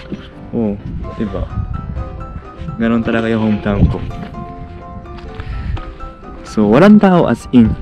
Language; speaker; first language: Filipino; non-native, fluent; Japanese